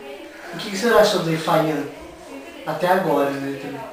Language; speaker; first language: Portuguese; native; Portuguese